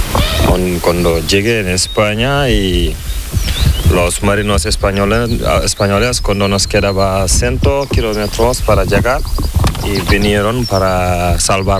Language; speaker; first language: Spanish; non-native, learner; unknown